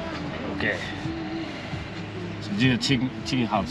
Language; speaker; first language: Chinese; non-native, fluent; English